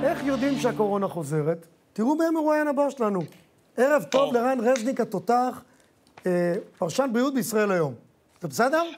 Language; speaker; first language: Hebrew; native; Hebrew